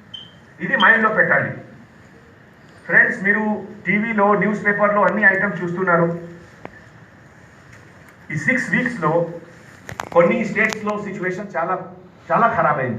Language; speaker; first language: Telugu; non-native, fluent; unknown